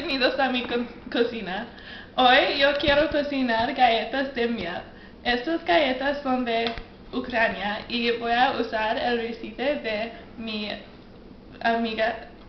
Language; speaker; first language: Spanish; non-native, learner; English